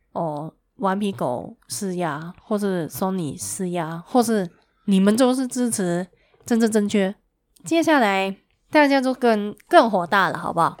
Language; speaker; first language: Chinese; native; Chinese